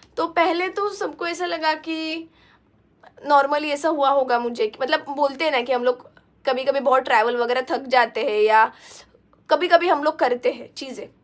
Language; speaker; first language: Hindi; non-native, local second language; Marathi